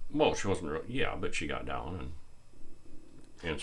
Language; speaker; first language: English; native; English